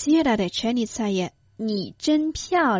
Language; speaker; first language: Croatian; non-native, fluent; Chinese